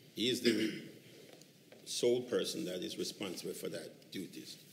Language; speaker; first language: English; native; English